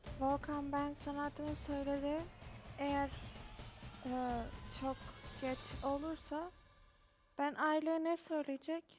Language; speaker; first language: Turkish; non-native, learner; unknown